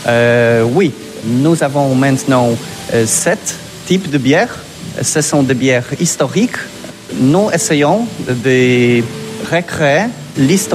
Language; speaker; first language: French; non-native, fluent; Polish